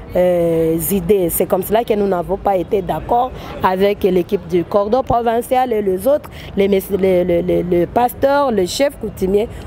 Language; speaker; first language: French; non-native, local second language; Swahili